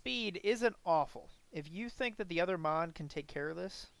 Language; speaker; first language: English; native; English